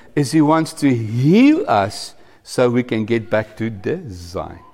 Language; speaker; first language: English; non-native, local second language; Afrikaans